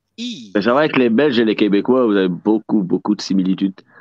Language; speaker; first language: French; native; French